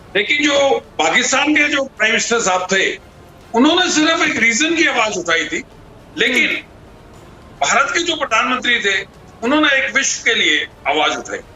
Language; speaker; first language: Hindi; native; Hindi